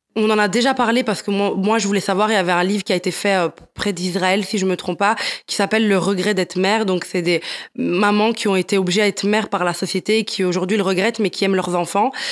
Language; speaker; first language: French; non-native, fluent; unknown